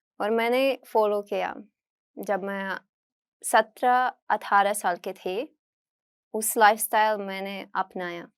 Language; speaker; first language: Hindi; non-native, fluent; Russian